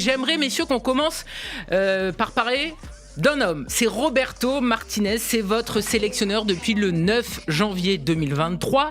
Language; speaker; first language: French; native; French